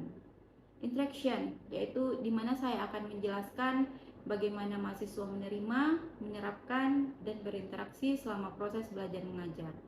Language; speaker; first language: Indonesian; native; Indonesian